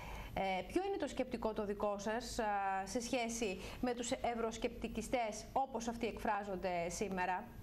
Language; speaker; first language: Greek; native; Greek